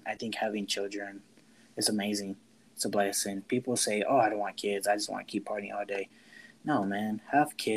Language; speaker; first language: English; native; English